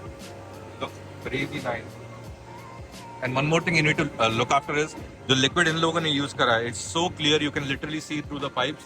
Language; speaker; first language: English; non-native, local second language; Hindi